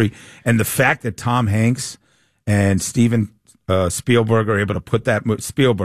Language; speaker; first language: English; native; English